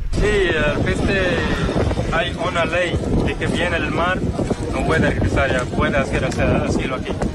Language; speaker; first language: Spanish; non-native, learner; Arabic